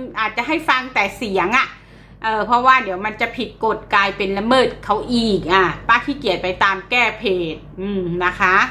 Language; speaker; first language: Thai; native; Thai